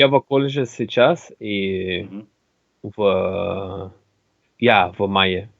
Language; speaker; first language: Russian; non-native, learner; English